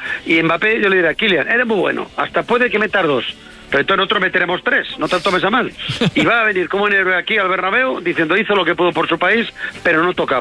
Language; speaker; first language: Spanish; native; Spanish